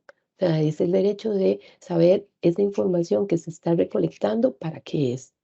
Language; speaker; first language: Spanish; native; Spanish